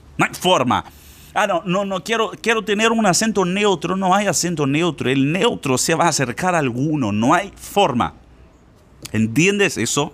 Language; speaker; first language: Spanish; non-native, fluent; Portuguese